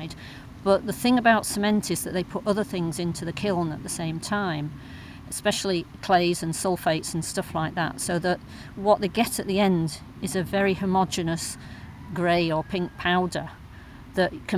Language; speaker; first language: English; native; English